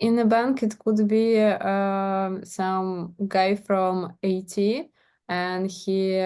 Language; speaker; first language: English; non-native, learner; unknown